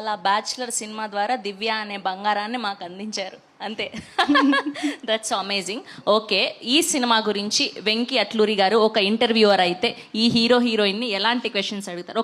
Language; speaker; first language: Telugu; native; Telugu